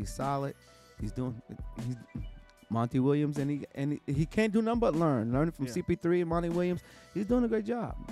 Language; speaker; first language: English; native; English